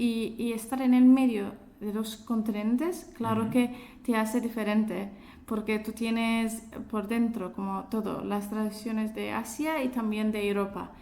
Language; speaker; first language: Spanish; non-native, fluent; Azerbaijani